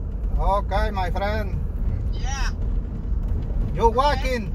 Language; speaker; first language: English; non-native, learner; Spanish